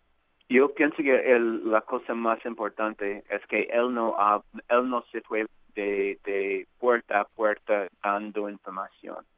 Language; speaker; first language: Spanish; non-native, fluent; English